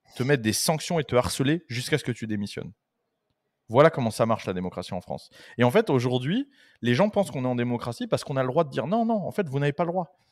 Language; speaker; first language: French; native; French